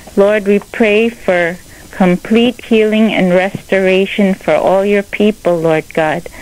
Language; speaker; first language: English; non-native, local second language; Filipino